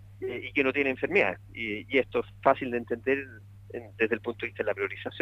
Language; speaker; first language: Spanish; native; Spanish